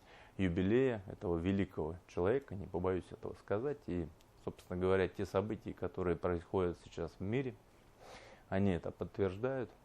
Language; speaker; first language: Russian; native; Russian